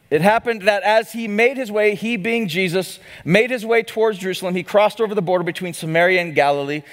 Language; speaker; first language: English; native; English